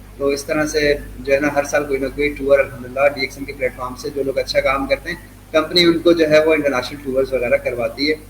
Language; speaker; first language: Urdu; native; Urdu